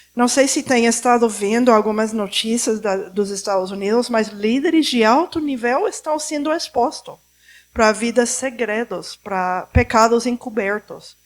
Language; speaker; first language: Portuguese; non-native, fluent; Spanish